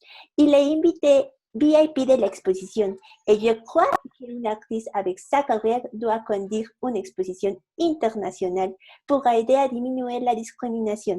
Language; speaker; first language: French; non-native, learner; Spanish